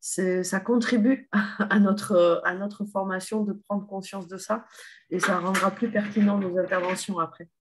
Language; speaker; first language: French; native; French